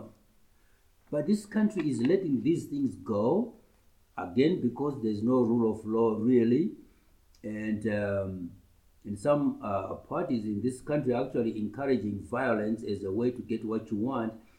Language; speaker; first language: English; non-native, local second language; Shona